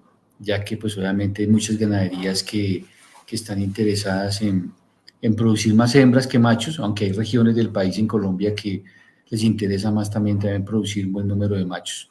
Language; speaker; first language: Spanish; native; Spanish